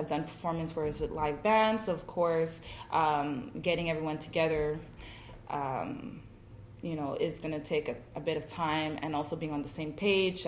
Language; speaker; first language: English; native; English